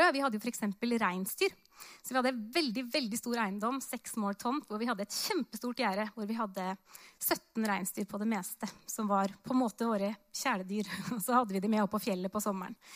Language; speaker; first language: Norwegian; native; Norwegian